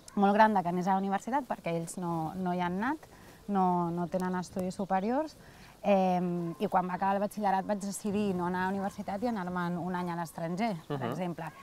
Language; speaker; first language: Catalan; native; Catalan